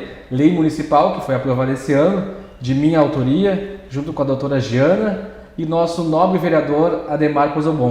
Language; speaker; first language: Portuguese; native; Portuguese